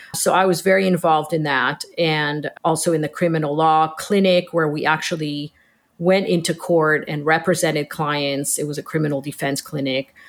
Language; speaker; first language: English; early bilingual, other home language; Hebrew